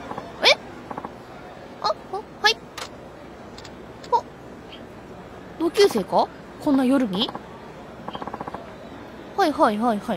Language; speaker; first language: Japanese; native; Japanese